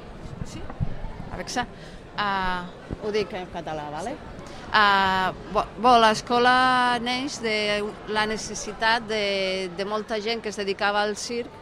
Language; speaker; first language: Catalan; non-native, local second language; Spanish